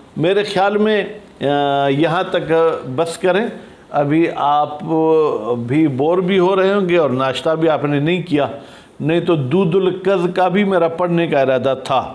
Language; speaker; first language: Urdu; non-native, local second language; Sindhi